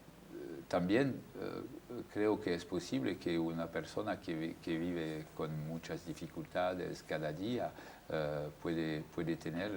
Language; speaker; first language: Spanish; non-native, fluent; French